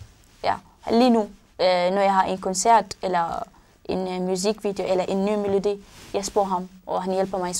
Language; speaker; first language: Danish; non-native, learner; Arabic